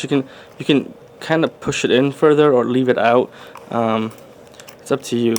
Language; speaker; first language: English; native; English